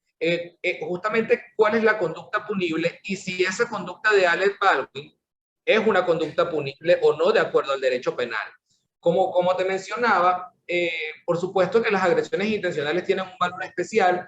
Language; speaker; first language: Spanish; native; Spanish